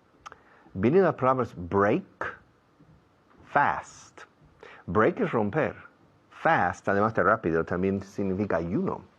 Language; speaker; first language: Spanish; non-native, fluent; English